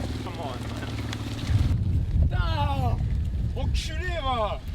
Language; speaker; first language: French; native; French